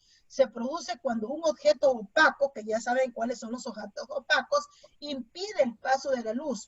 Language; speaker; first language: Spanish; native; Spanish